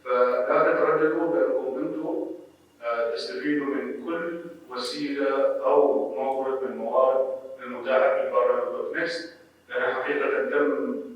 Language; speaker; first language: Arabic; native; Arabic